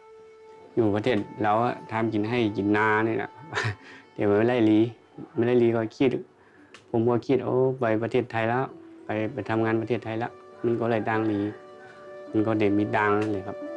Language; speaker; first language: Thai; non-native, learner; Shan